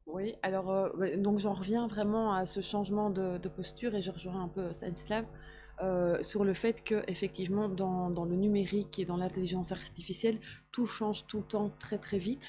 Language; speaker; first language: French; native; French